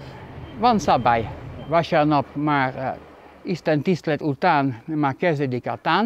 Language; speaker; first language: Hungarian; non-native, learner; Dutch